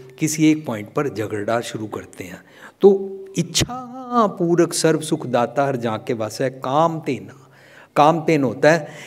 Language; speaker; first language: Hindi; non-native, local second language; Punjabi